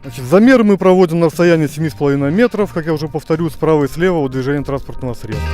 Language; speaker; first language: Russian; native; Russian